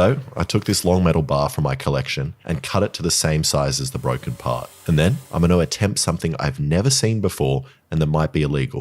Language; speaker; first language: English; native; English